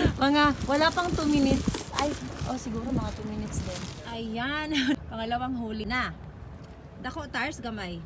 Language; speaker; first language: Filipino; non-native, local second language; Cebuano